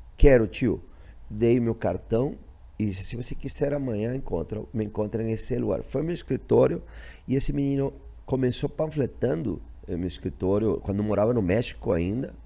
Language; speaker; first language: Portuguese; non-native, fluent; Spanish